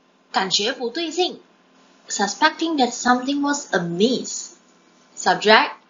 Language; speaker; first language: English; non-native, local second language; Chinese